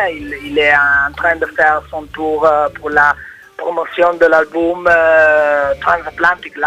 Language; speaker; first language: French; non-native, learner; Italian